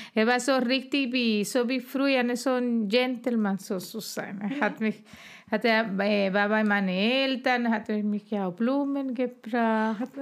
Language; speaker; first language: German; non-native, fluent; Spanish